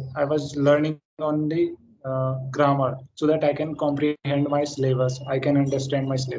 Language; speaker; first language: English; non-native, fluent; Hindi